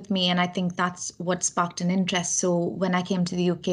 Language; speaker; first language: English; non-native, local second language; Malayalam